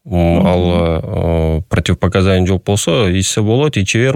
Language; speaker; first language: Kyrgyz; non-native, local second language; Russian